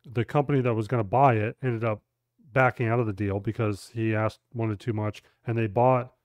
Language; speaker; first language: English; native; English